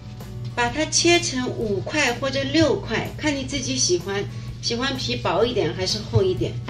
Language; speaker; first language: Chinese; native; Chinese